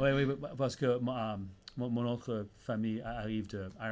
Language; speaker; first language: French; early bilingual, heritage; English